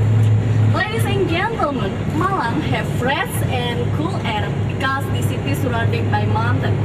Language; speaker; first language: English; non-native, learner; Indonesian